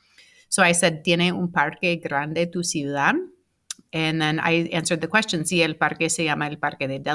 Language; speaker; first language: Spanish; non-native, fluent; English